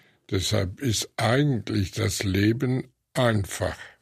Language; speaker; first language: German; native; German